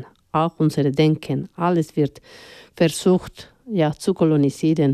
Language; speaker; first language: German; non-native, fluent; Spanish